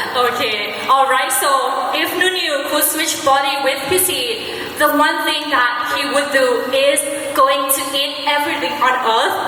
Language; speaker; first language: English; non-native, fluent; Thai